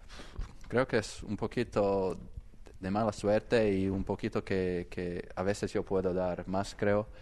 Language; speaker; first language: Spanish; non-native, learner; Croatian